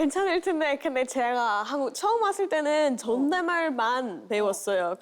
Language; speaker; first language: Korean; non-native, fluent; English